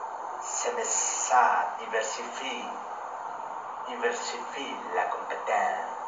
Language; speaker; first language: French; non-native, learner; Spanish